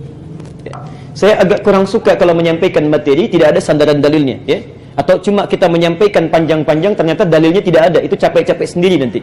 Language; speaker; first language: Indonesian; native; Indonesian